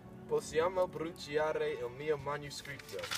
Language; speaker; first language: Italian; non-native, learner; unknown